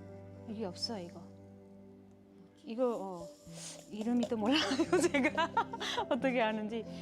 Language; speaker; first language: Korean; non-native, learner; Nepali